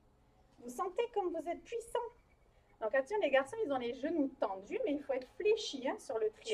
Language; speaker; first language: French; native; French